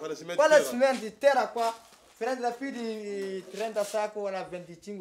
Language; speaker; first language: Italian; non-native, learner; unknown